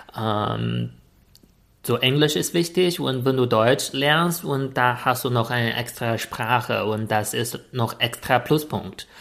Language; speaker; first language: German; non-native, fluent; Chinese